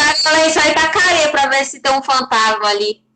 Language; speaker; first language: Portuguese; native; Portuguese